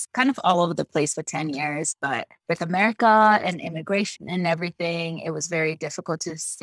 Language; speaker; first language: English; non-native, fluent; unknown